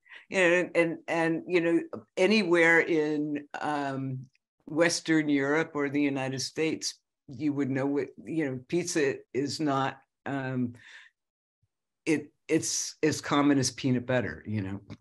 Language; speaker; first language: English; native; English